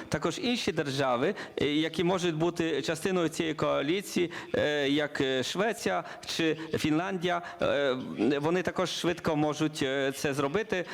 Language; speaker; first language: Ukrainian; non-native, learner; Polish